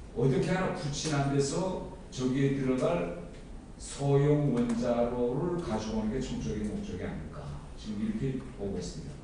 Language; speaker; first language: Korean; native; Korean